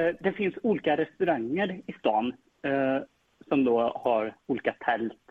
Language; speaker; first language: Swedish; native; Swedish